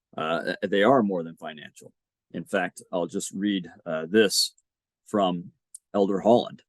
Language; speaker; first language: English; native; English